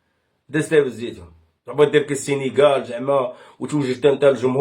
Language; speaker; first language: Arabic; native; Arabic